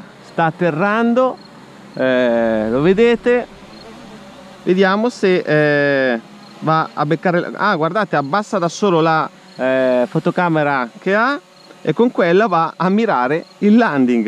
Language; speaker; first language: Italian; native; Italian